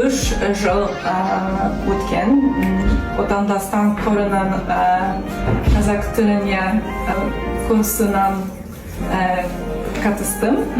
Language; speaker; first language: Kazakh; non-native, learner; Polish